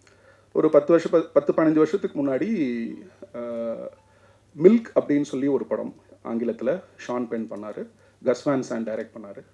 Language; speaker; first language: Tamil; native; Tamil